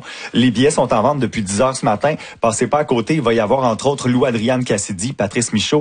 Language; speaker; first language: French; native; French